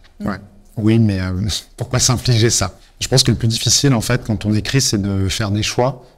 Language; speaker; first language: French; native; French